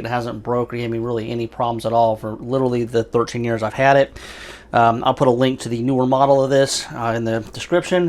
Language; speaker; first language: English; native; English